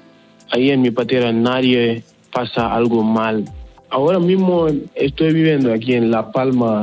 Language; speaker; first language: Spanish; non-native, learner; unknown